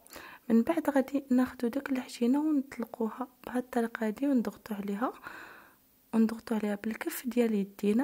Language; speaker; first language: Arabic; native; Arabic